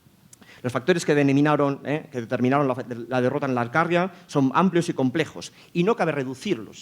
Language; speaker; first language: Spanish; native; Spanish